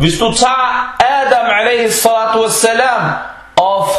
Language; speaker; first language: Danish; non-native, local second language; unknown